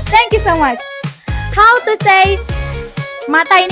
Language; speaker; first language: English; non-native, fluent; Indonesian